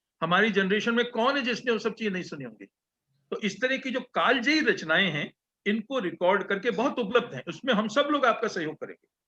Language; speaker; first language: Hindi; native; Hindi